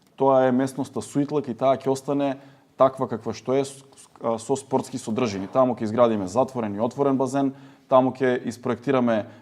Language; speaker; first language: Macedonian; native; Macedonian